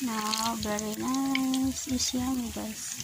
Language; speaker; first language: English; non-native, learner; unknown